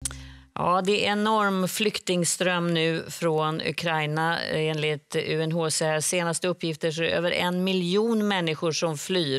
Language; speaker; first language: Swedish; native; Swedish